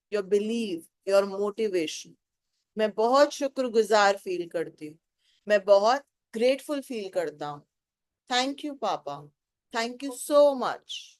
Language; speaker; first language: Hindi; native; Hindi